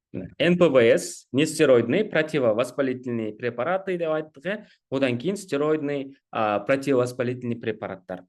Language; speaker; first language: Russian; non-native, local second language; Kazakh